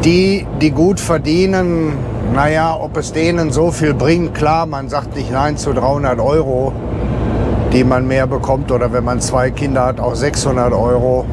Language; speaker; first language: German; native; German